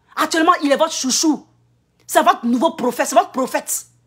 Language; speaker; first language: French; non-native, local second language; Akan